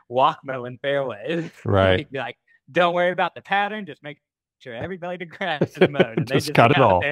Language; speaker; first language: English; native; English